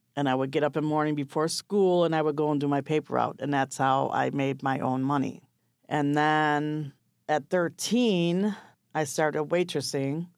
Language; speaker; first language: English; native; English